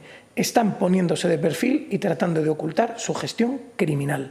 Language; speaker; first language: Spanish; native; Spanish